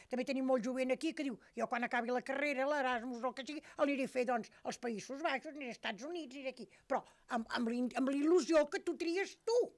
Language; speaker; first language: Catalan; native; Catalan